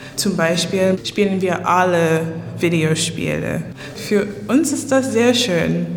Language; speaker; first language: German; non-native, fluent; English